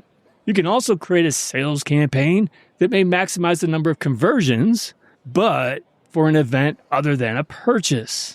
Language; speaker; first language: English; native; English